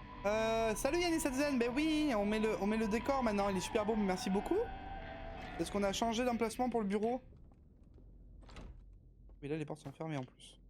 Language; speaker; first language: French; native; French